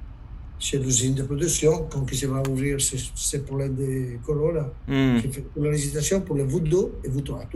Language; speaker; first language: French; non-native, learner; Italian